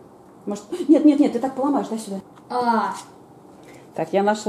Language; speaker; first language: Russian; native; Russian